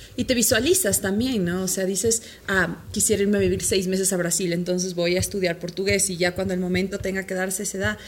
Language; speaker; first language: Spanish; native; Spanish